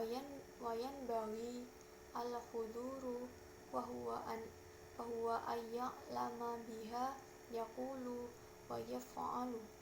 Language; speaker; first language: Arabic; non-native, learner; Indonesian